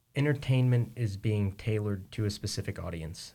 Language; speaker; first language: English; native; English